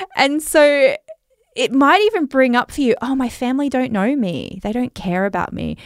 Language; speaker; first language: English; native; English